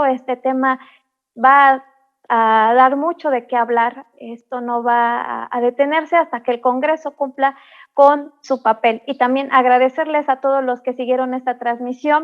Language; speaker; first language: Spanish; native; Spanish